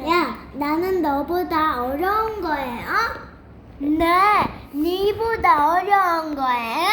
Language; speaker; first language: Korean; early bilingual, heritage; Korean